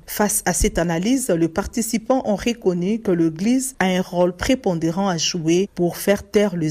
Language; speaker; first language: French; native; French